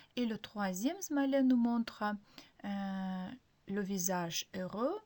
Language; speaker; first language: French; non-native, fluent; Ukrainian